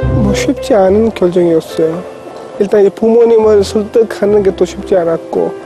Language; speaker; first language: Korean; non-native, fluent; Urdu